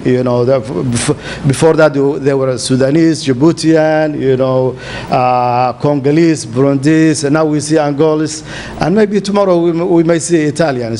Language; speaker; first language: English; non-native, fluent; Somali